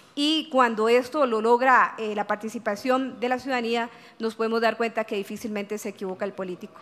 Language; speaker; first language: Spanish; native; Spanish